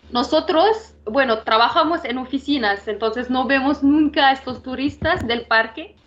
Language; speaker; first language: Spanish; non-native, fluent; Arabic